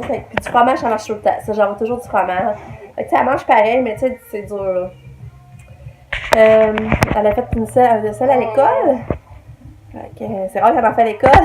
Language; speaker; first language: French; native; French